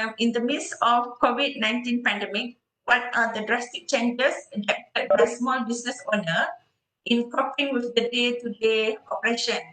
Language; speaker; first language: English; non-native, local second language; Malay